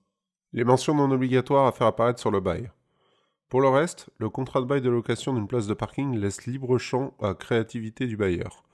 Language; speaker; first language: French; native; French